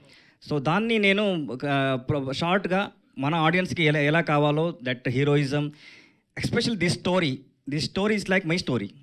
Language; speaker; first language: Telugu; non-native, learner; Kannada